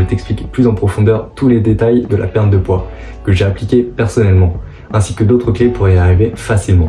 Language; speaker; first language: French; native; French